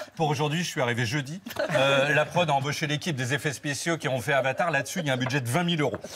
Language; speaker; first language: French; native; French